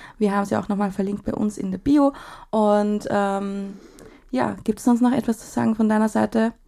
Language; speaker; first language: German; native; German